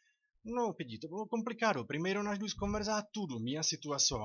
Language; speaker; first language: Portuguese; non-native, learner; Czech